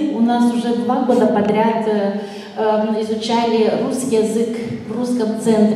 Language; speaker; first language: Russian; non-native, local second language; Romanian